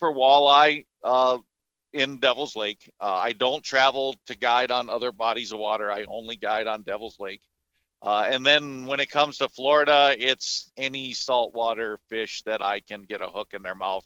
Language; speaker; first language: English; native; English